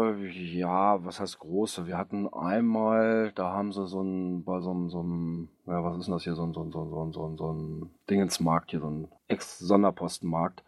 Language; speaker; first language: German; native; German